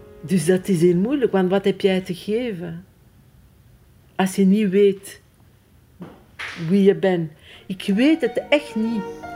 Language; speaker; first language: Dutch; non-native, fluent; French